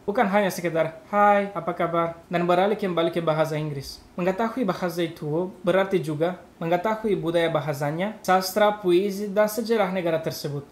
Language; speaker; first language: Indonesian; non-native, learner; Romanian